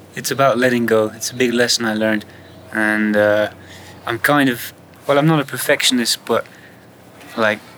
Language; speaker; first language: English; native; English